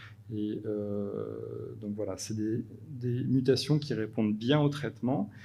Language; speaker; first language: French; native; French